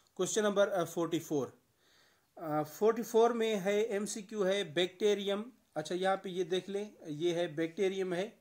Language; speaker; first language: Urdu; non-native, local second language; Sindhi